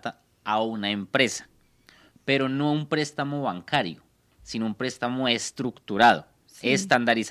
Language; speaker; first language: Spanish; native; Spanish